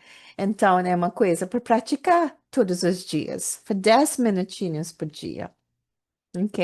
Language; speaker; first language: Portuguese; non-native, learner; English